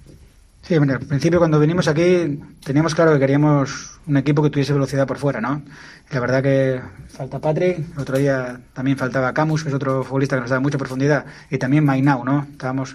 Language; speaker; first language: Spanish; native; Spanish